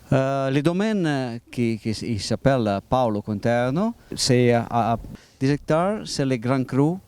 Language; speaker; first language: French; non-native, learner; Italian